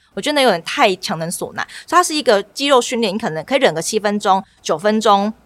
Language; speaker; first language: Chinese; native; Chinese